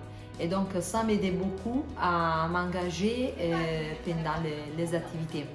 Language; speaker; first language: French; non-native, learner; Italian